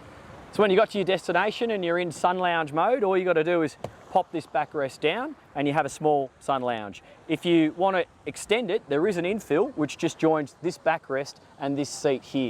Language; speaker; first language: English; native; English